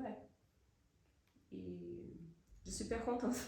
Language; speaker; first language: French; non-native, fluent; Portuguese